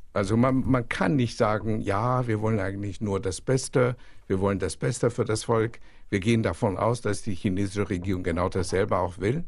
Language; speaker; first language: German; non-native, fluent; Chinese